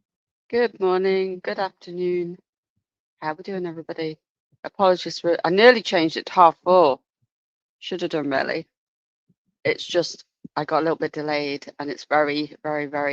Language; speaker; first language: English; native; English